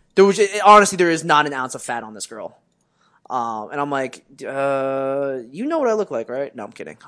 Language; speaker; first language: English; native; English